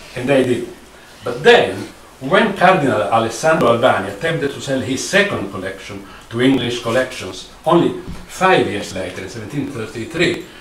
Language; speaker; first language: English; non-native, fluent; Italian